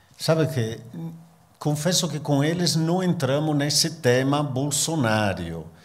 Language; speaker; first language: Portuguese; non-native, fluent; Italian